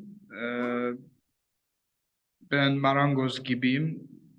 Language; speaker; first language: Turkish; non-native, learner; English